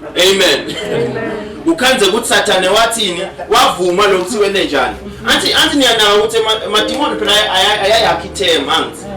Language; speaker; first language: Zulu; non-native, local second language; Swati